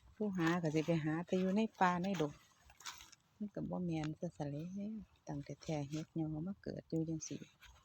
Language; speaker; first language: Thai; native; Thai